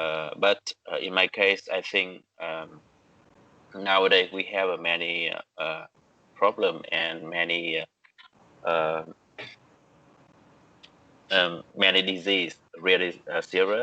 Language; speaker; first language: English; non-native, learner; Vietnamese